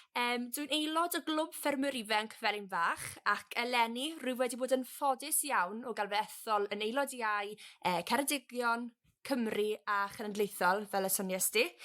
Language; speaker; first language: Welsh; native; Welsh